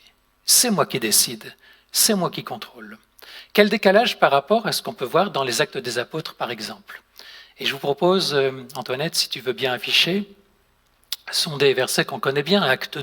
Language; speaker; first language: French; native; French